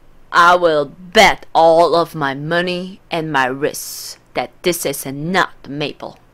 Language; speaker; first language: English; non-native, fluent; Korean